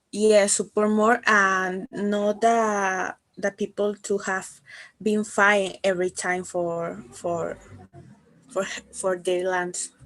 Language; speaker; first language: English; non-native, learner; Spanish